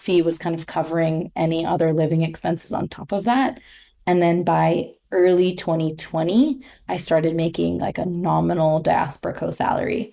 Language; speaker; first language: English; non-native, local second language; Hindi